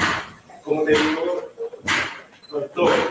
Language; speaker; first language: Spanish; non-native, learner; Haitian Creole